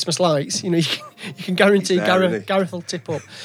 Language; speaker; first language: English; native; English